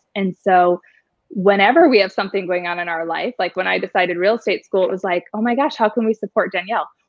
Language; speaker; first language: English; native; English